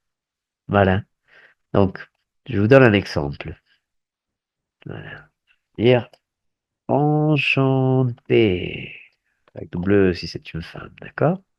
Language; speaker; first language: French; non-native, fluent; Spanish